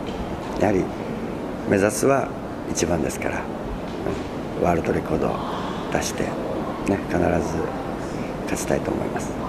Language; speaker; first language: Japanese; native; Japanese